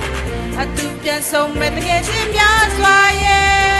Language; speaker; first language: Burmese; non-native, local second language; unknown